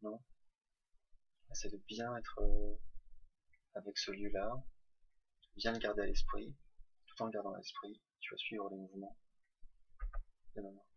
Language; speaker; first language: French; native; French